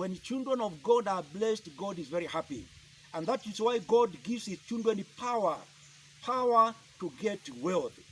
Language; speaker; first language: English; non-native, local second language; Swahili